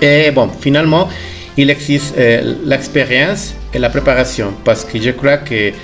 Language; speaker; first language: French; non-native, fluent; Spanish